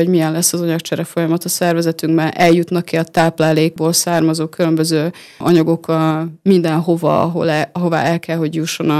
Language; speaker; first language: Hungarian; native; Hungarian